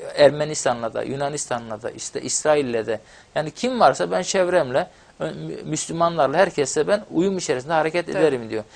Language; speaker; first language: Turkish; non-native, local second language; Kurdish